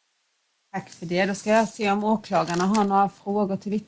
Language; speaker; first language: Swedish; native; Swedish